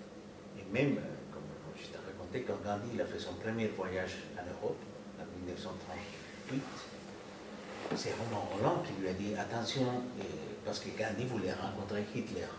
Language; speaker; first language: French; non-native, fluent; Spanish